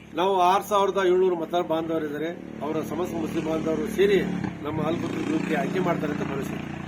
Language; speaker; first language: Kannada; non-native, local second language; Urdu